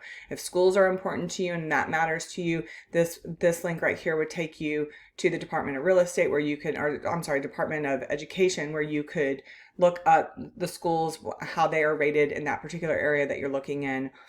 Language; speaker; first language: English; native; English